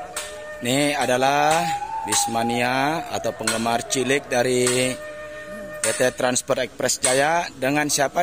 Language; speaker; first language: Indonesian; native; Indonesian